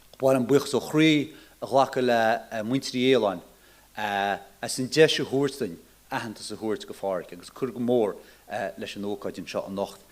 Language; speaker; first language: Irish; native; Irish